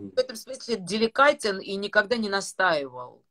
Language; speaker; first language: Russian; non-native, fluent; Georgian